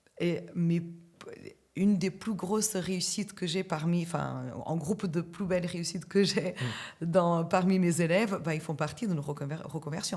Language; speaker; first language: French; native; French